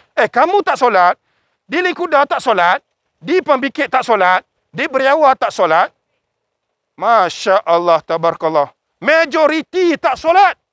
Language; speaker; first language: Malay; native; Malay